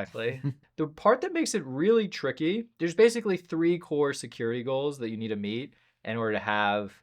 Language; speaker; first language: English; native; English